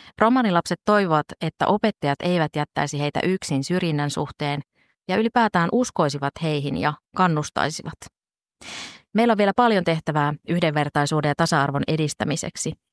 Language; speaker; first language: Finnish; native; Finnish